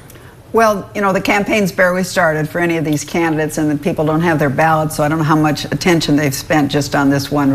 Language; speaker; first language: English; native; English